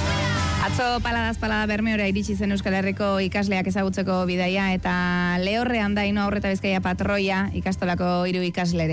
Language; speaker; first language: Basque; native; Basque